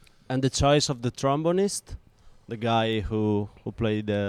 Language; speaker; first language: English; non-native, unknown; Italian